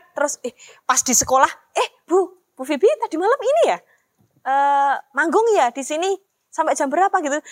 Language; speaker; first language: Indonesian; non-native, local second language; Javanese